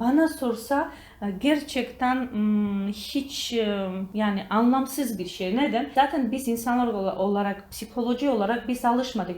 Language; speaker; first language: Turkish; non-native, learner; Georgian